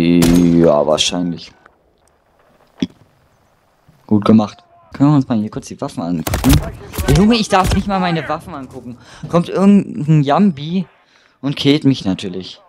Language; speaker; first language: German; native; German